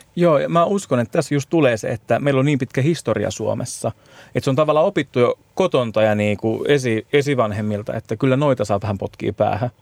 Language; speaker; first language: Finnish; native; Finnish